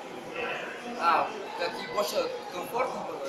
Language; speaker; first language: Russian; non-native, learner; Portuguese